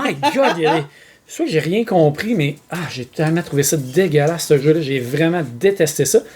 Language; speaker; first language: French; native; French